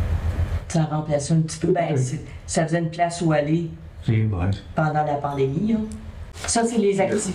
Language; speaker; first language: French; native; French